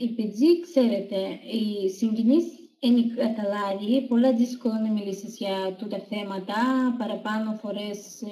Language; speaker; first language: Greek; non-native, learner; Russian